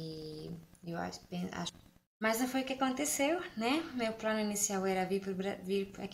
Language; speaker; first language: Portuguese; non-native, fluent; Spanish